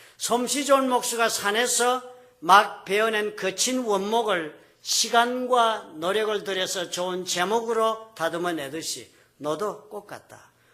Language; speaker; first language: Korean; native; Korean